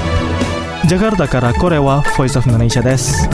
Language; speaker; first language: Japanese; non-native, fluent; Indonesian